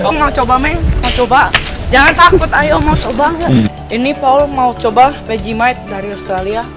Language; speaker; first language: Indonesian; non-native, fluent; English